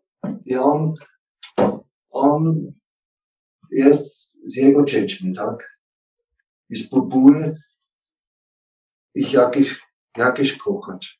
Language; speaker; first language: Polish; non-native, learner; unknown